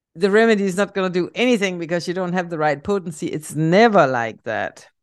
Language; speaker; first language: English; non-native, fluent; Danish